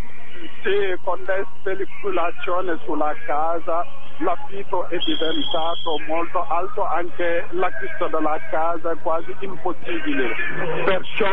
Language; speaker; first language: Italian; non-native, fluent; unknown